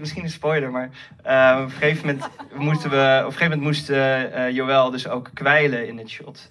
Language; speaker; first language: Dutch; native; Dutch